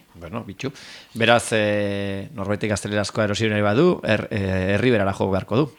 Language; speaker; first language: Basque; native; Basque